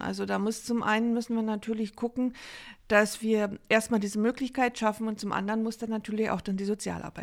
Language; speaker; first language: German; native; German